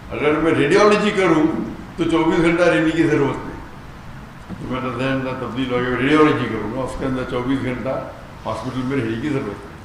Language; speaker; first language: Urdu; non-native, local second language; Konkani